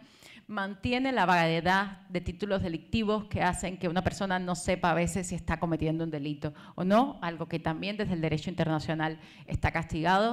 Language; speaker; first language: Spanish; native; Spanish